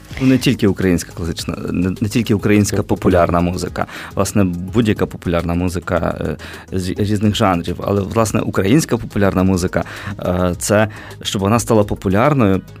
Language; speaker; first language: Ukrainian; native; Ukrainian